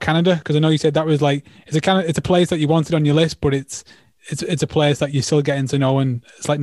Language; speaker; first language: English; native; English